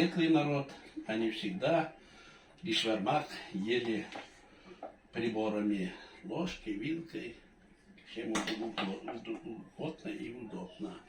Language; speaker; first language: Russian; non-native, local second language; Tatar